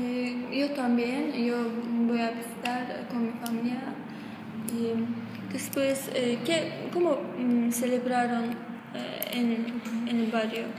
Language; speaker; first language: Spanish; non-native, learner; Azerbaijani